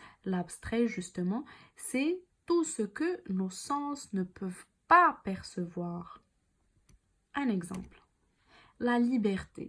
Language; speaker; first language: French; non-native, local second language; Arabic